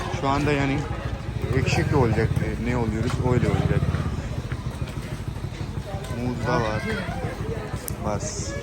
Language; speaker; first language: Turkish; non-native, learner; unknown